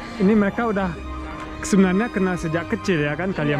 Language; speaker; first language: Indonesian; early bilingual, heritage; German